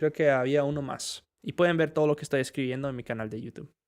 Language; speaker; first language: Spanish; non-native, fluent; English